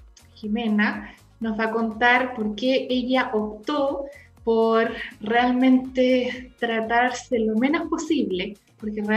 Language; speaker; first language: Spanish; native; Spanish